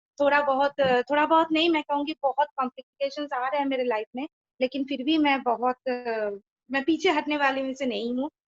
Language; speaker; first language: Hindi; non-native, local second language; Bangla